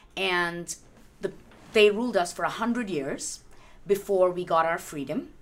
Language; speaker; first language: English; non-native, local second language; Malayalam